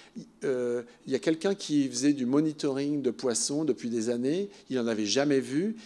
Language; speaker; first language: French; native; French